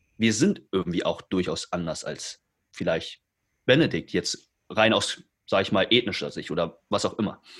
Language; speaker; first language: German; early bilingual, other home language; Chinese